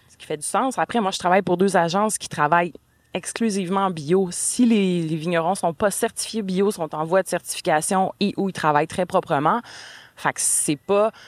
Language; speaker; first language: French; native; French